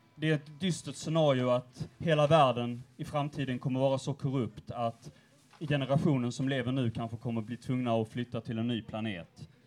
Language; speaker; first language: Swedish; native; Swedish